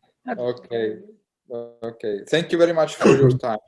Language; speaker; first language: English; non-native, learner; Italian